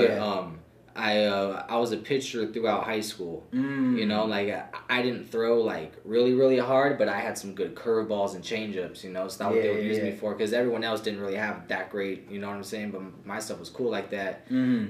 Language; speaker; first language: English; native; English